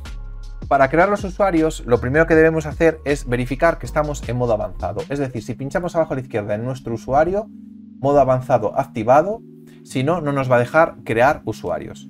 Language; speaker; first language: Spanish; native; Spanish